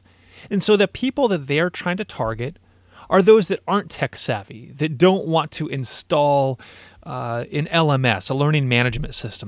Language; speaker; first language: English; native; English